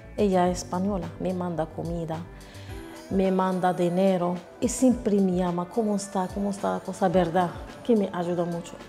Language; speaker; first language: Spanish; non-native, learner; Arabic